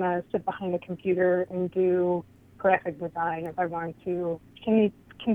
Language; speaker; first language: English; native; English